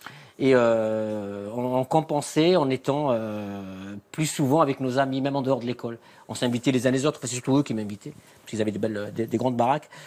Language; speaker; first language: French; native; French